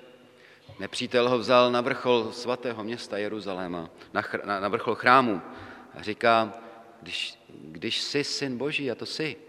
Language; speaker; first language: Czech; native; Czech